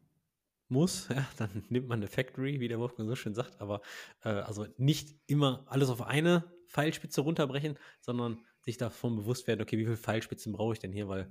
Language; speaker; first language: German; native; German